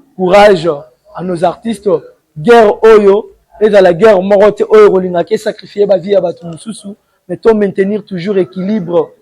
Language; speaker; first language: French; non-native, local second language; Lingala